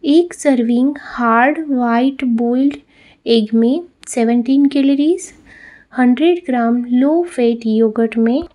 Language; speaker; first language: Hindi; non-native, local second language; Gujarati